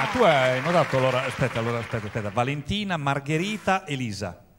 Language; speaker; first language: Italian; native; Italian